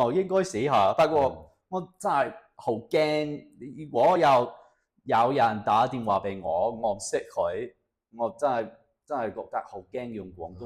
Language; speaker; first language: Cantonese; non-native, fluent; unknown